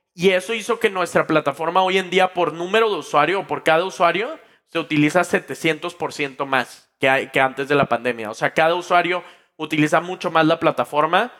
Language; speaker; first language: Spanish; native; Spanish